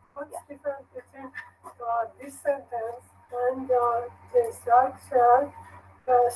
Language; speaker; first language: English; non-native, learner; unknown